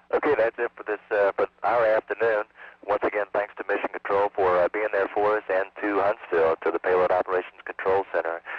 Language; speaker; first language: English; native; English